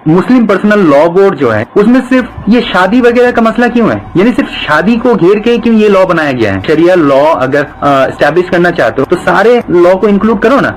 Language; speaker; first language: Hindi; non-native, fluent; Bangla